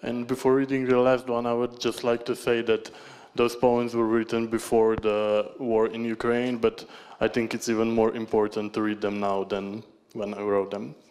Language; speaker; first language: English; non-native, fluent; Slovenian